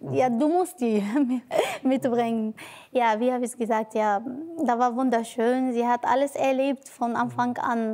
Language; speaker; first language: German; non-native, learner; Arabic